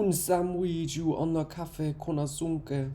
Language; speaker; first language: Spanish; non-native, learner; English